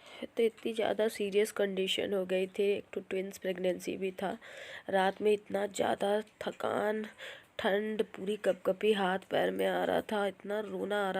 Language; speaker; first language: Hindi; native; Hindi